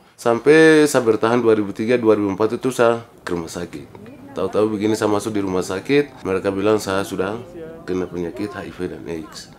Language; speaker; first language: Indonesian; non-native, local second language; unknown